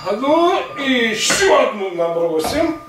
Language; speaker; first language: Russian; native; Russian